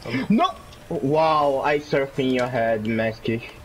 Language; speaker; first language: English; non-native, learner; Portuguese